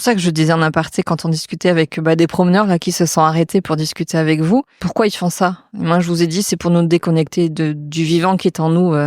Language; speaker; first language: French; native; French